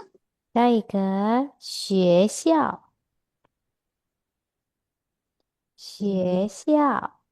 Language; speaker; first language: Chinese; non-native, fluent; Indonesian